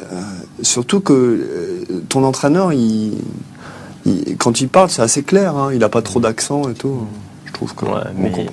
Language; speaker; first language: French; native; French